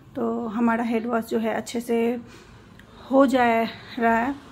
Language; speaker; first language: Hindi; native; Hindi